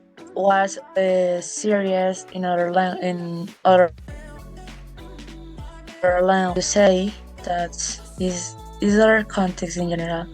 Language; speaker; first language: English; non-native, learner; Spanish